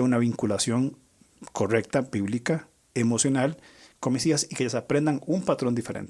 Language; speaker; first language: Spanish; native; Spanish